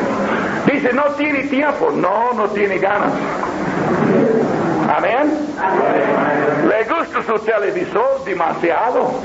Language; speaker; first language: Spanish; non-native, learner; English